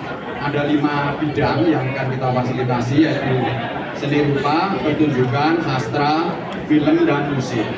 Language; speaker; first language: Indonesian; native; Indonesian